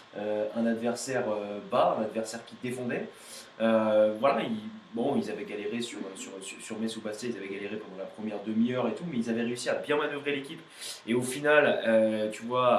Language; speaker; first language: French; native; French